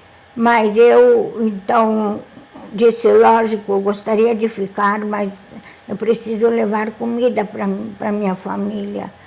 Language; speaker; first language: Portuguese; non-native, fluent; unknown